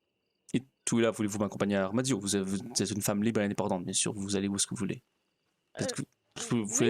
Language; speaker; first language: French; native; French